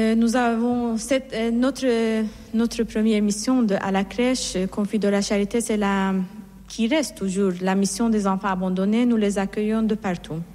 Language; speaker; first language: French; non-native, fluent; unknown